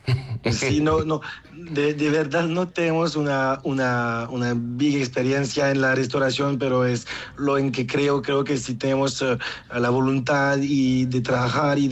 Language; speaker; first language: Spanish; non-native, learner; French